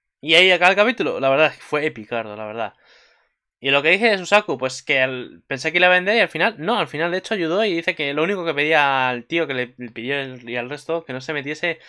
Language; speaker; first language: Spanish; native; Spanish